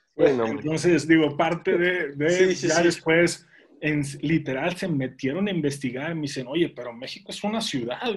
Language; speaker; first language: Spanish; native; Spanish